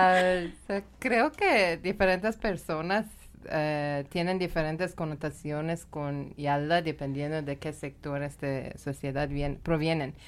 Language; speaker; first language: Spanish; non-native, learner; Persian